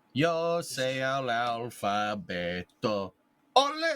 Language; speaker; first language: Spanish; non-native, learner; English